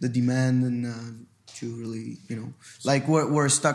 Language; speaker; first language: English; non-native, fluent; French